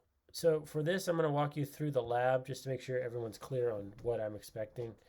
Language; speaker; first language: English; native; English